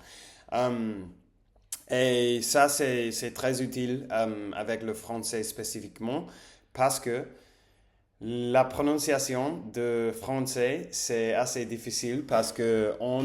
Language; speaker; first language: French; non-native, learner; English